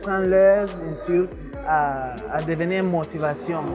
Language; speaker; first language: French; non-native, local second language; English